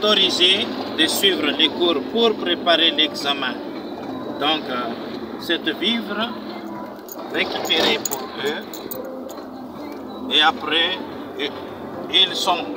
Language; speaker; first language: French; non-native, local second language; Malagasy